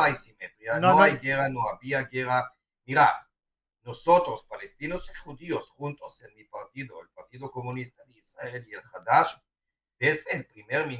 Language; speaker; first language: Spanish; non-native, fluent; Hebrew